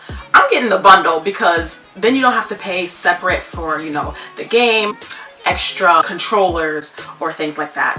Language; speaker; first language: English; native; English